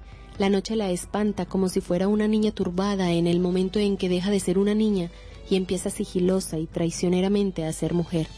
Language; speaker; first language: Spanish; native; Spanish